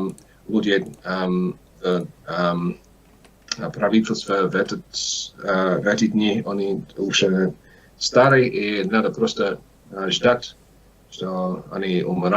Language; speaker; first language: Russian; non-native, learner; English